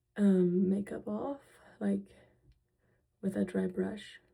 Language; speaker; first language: English; native; English